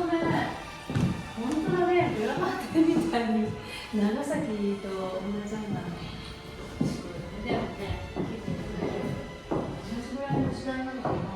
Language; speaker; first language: Japanese; native; Japanese